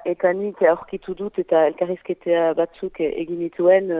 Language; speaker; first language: Basque; non-native, local second language; French